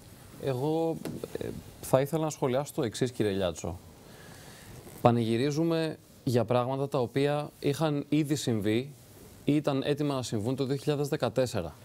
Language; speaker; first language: Greek; native; Greek